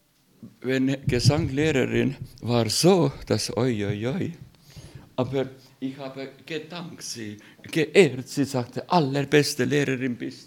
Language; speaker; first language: German; non-native, fluent; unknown